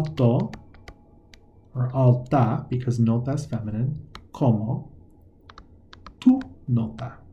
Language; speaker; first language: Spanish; non-native, fluent; English